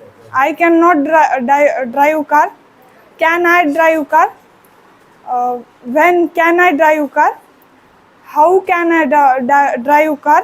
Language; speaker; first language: English; non-native, learner; Marathi